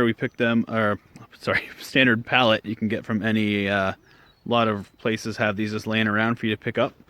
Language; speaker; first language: English; native; English